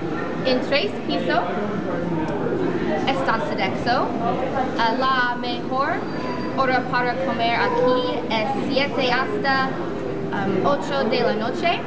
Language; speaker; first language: Spanish; non-native, learner; English